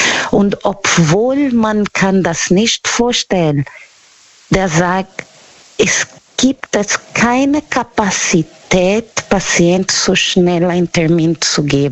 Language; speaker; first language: German; non-native, learner; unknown